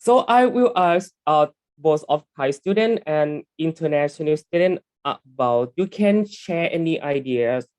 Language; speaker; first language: English; non-native, learner; Thai